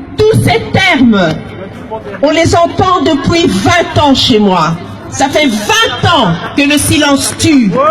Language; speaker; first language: French; early bilingual, other home language; Lingala